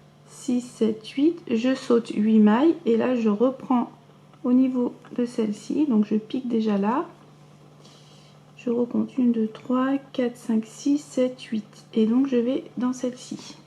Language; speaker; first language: French; native; French